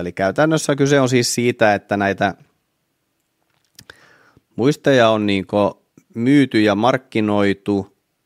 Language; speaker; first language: Finnish; native; Finnish